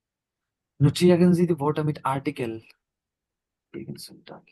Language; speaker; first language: German; non-native, learner; Bangla